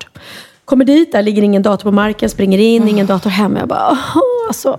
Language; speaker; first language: Swedish; native; Swedish